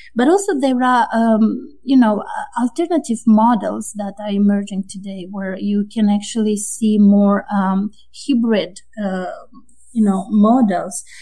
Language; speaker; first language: English; non-native, fluent; Romanian